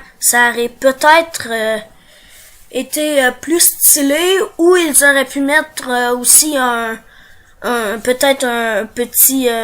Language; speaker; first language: French; native; French